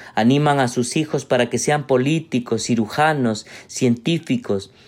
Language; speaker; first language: Spanish; native; Spanish